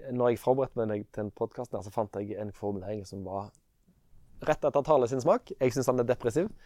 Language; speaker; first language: Norwegian; native; Norwegian